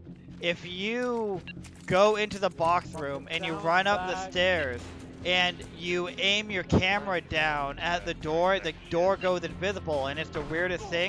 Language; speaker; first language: English; native; English